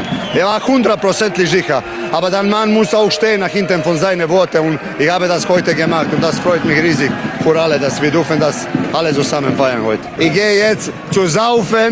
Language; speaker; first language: German; non-native, learner; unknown